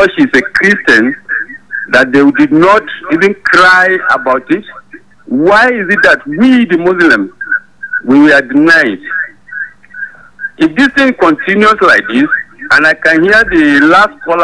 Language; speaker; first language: English; non-native, local second language; Hausa